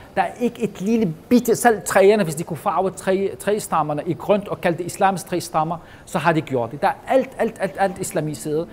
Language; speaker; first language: Danish; non-native, fluent; Arabic